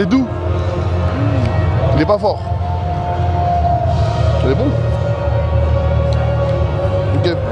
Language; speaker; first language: French; native; French